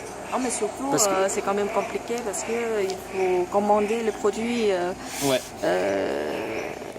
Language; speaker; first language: French; non-native, fluent; Vietnamese